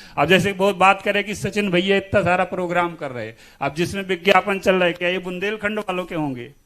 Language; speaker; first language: Hindi; native; Hindi